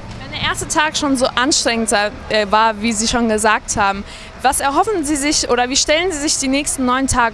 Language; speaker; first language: German; native; German